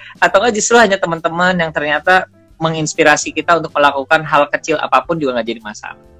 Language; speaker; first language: Indonesian; native; Indonesian